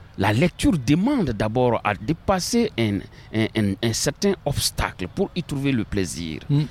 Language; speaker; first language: French; non-native, local second language; Bambara